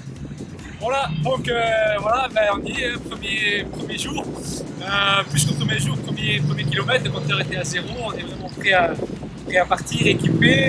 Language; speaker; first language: French; native; French